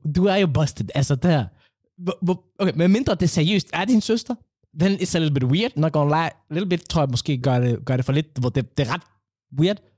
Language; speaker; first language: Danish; early bilingual, other home language; Somali